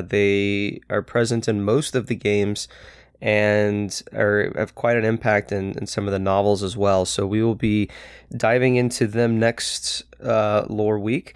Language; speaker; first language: English; native; English